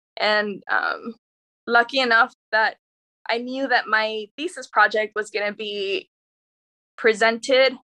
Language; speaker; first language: English; early bilingual, other home language; Spanish